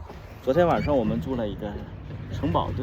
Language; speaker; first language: Chinese; native; Chinese